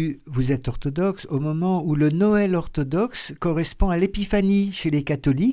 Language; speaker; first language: French; native; French